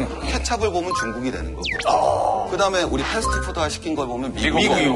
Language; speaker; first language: Korean; native; Korean